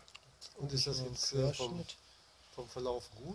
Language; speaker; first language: German; native; German